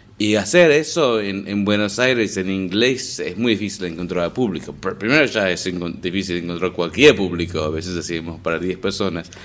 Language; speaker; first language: Spanish; non-native, fluent; English